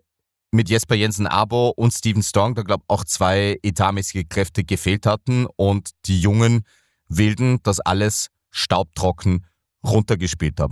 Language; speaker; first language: German; native; German